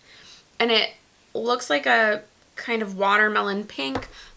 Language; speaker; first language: English; native; English